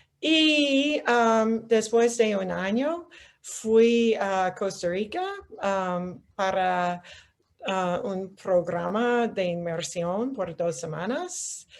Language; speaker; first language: Spanish; non-native, fluent; English